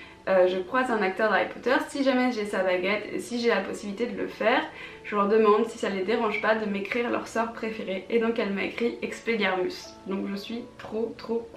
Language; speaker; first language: French; native; French